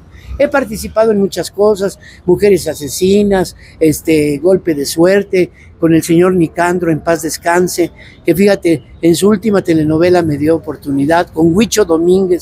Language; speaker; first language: Spanish; native; Spanish